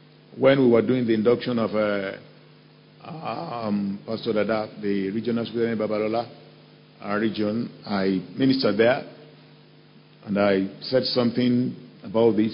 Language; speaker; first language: English; non-native, local second language; Yoruba